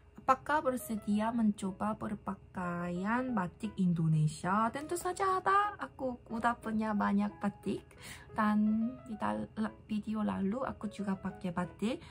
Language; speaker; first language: Indonesian; non-native, learner; Korean